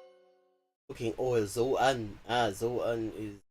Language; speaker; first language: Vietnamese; non-native, learner; English